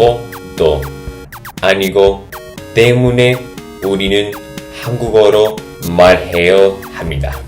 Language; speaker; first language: Korean; non-native, learner; Spanish